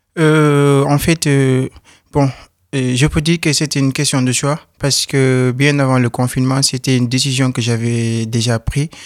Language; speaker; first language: French; non-native, local second language; Wolof